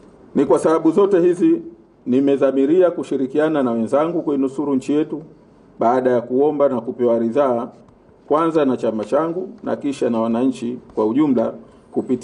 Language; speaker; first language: Swahili; native; Swahili